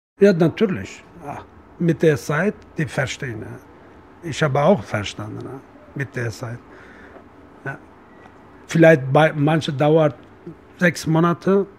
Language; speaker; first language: German; non-native, learner; Kurdish